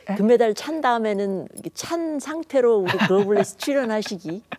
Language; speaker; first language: Korean; native; Korean